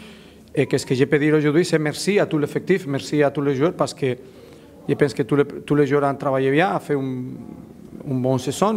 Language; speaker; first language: French; non-native, learner; Spanish